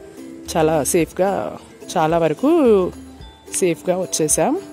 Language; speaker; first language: Telugu; native; Telugu